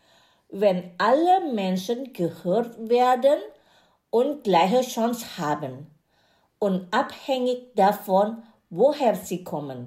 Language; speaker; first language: German; non-native, fluent; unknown